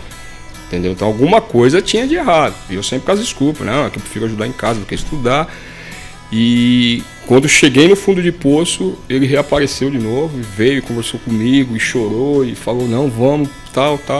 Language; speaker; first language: Portuguese; native; Portuguese